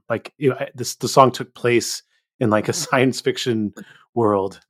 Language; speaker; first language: English; native; English